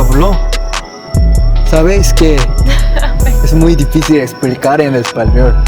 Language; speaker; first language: Spanish; non-native, learner; Korean